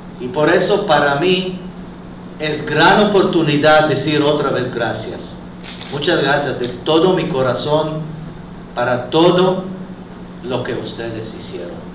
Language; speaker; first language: Spanish; non-native, fluent; Hebrew